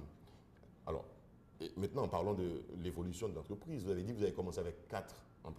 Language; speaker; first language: French; non-native, local second language; Haitian Creole